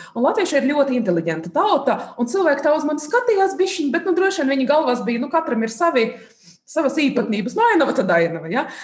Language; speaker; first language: Latvian; non-native, fluent; Russian